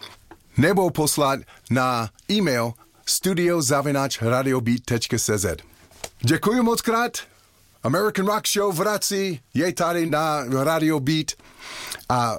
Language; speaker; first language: Czech; non-native, learner; English